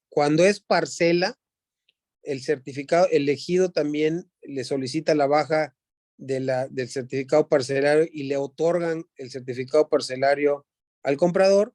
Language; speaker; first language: Spanish; native; Spanish